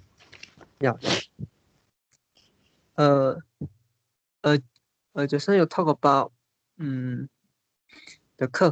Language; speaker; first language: English; non-native, fluent; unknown